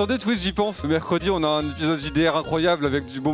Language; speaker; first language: French; native; French